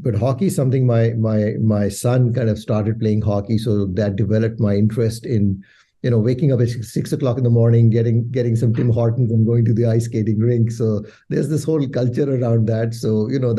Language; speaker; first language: English; non-native, local second language; Urdu